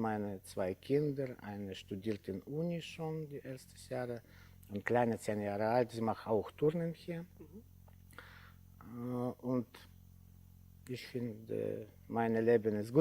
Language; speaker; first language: German; non-native, learner; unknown